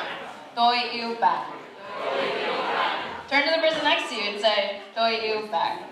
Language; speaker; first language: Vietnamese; early bilingual, heritage; Vietnamese